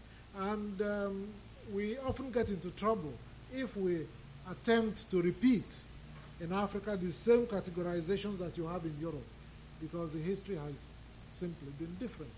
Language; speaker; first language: English; non-native, local second language; Igbo